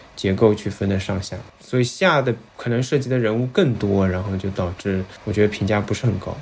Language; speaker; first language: Chinese; native; Chinese